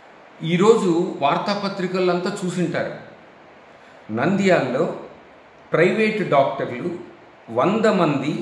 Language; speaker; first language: Telugu; native; Telugu